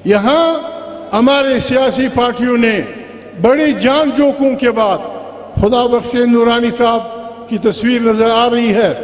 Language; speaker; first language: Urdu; non-native, local second language; Pashto